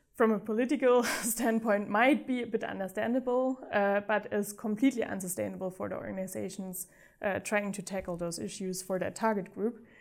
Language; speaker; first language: English; non-native, fluent; German